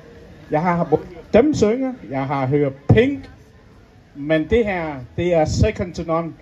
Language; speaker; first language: Danish; early bilingual, other home language; Vietnamese